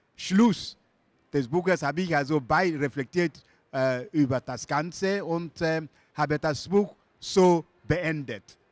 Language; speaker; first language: German; non-native, fluent; Igbo